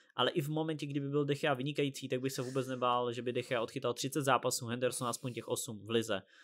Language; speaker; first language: Czech; native; Czech